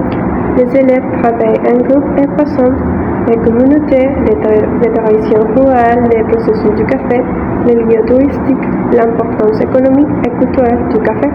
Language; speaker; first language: French; non-native, fluent; Spanish